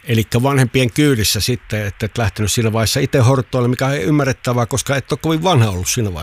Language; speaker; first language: Finnish; native; Finnish